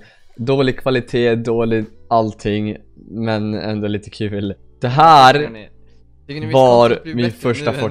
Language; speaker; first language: Swedish; native; Swedish